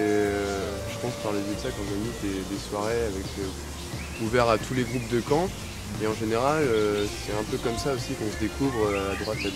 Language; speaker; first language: French; native; French